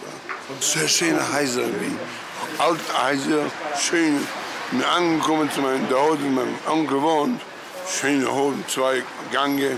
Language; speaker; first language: German; non-native, learner; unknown